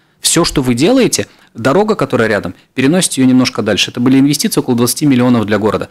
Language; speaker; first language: Russian; native; Russian